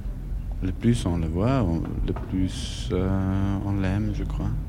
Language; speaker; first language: French; non-native, fluent; German